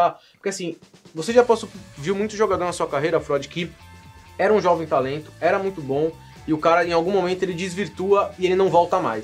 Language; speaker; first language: Portuguese; native; Portuguese